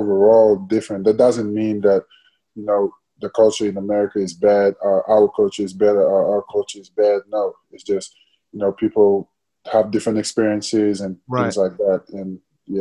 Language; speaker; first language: English; non-native, fluent; Wolof